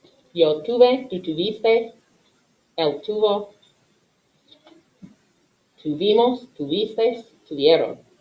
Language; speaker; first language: Spanish; non-native, fluent; English